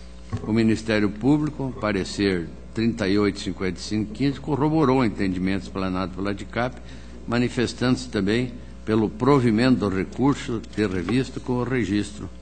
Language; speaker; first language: Portuguese; native; Portuguese